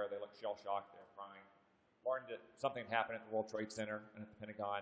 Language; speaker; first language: English; native; English